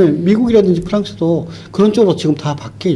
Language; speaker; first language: Korean; native; Korean